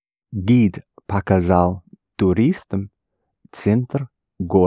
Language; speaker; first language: Russian; non-native, learner; English